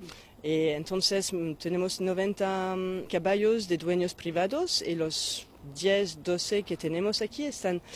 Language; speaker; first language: Spanish; non-native, fluent; French